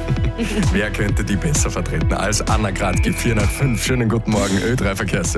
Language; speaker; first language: German; native; German